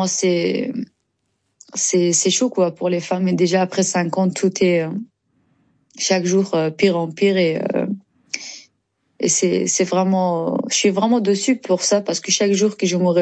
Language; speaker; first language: French; non-native, learner; Persian